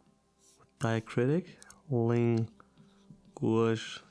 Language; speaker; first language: Portuguese; non-native, learner; German